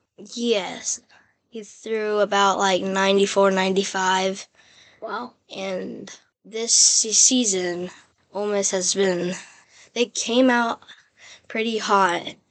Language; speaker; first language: English; native; English